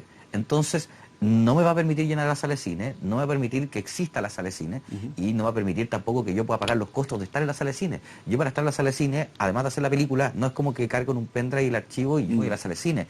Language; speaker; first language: Spanish; native; Spanish